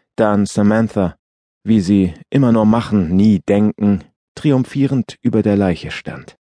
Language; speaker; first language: German; native; German